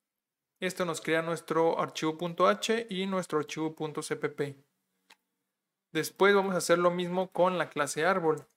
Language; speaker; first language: Spanish; native; Spanish